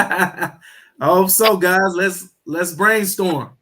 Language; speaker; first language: English; native; English